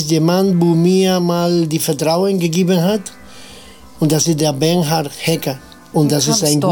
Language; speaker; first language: German; non-native, fluent; Spanish